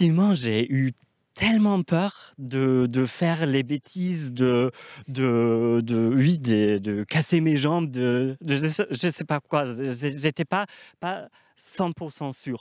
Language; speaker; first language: French; non-native, fluent; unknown